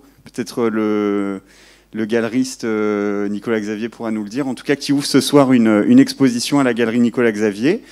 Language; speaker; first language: French; native; French